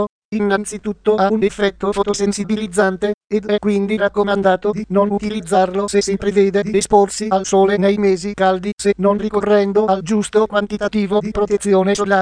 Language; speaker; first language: Italian; native; Italian